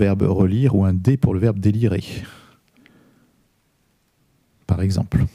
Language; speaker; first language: French; native; French